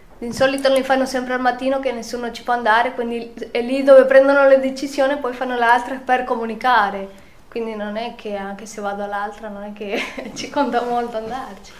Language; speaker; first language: Italian; non-native, fluent; Spanish